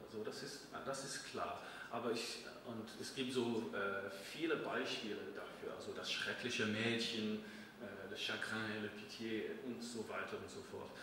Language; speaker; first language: German; non-native, fluent; English